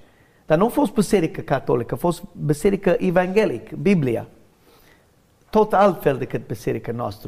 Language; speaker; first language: Romanian; non-native, learner; English